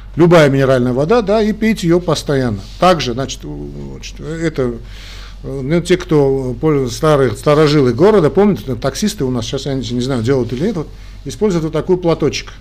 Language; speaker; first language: Russian; non-native, local second language; Armenian